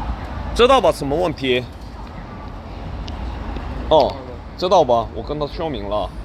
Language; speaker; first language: Chinese; non-native, learner; Korean